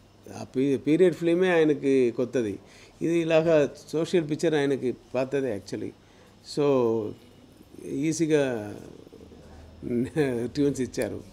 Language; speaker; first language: Telugu; non-native, learner; Tamil